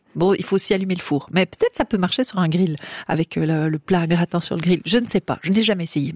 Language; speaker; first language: French; native; French